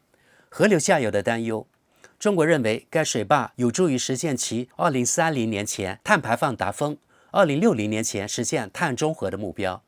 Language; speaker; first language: Chinese; native; Chinese